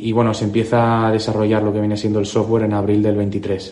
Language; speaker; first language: Spanish; native; Spanish